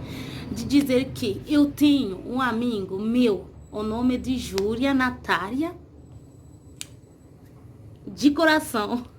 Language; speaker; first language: Portuguese; non-native, learner; Haitian Creole